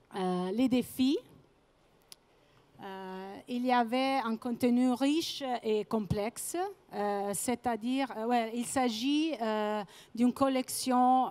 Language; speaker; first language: French; non-native, fluent; Italian